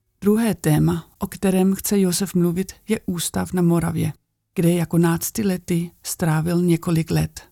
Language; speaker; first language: Czech; non-native, fluent; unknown